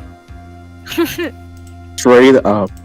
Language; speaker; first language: English; native; English